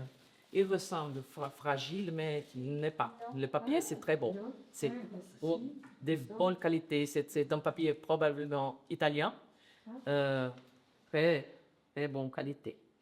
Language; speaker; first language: French; non-native, learner; Portuguese